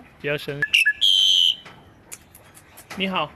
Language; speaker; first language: Chinese; non-native, learner; Thai